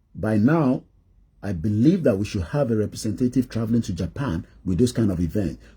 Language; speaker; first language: English; non-native, local second language; Yoruba